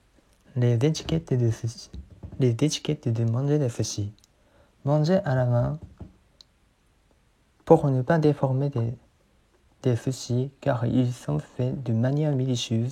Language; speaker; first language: French; non-native, learner; Japanese